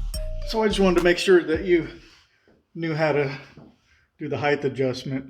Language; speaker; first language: English; native; English